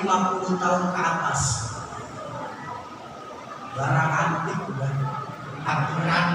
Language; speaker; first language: Indonesian; native; Indonesian